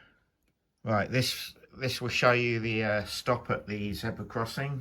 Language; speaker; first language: English; native; English